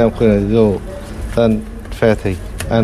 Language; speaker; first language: German; non-native, learner; Vietnamese